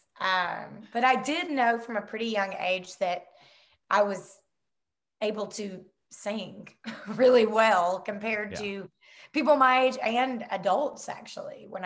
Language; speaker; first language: English; native; English